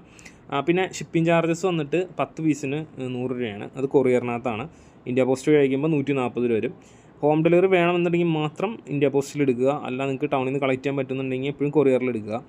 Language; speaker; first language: Malayalam; native; Malayalam